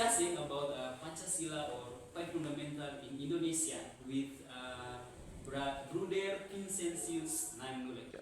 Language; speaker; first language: English; non-native, learner; Indonesian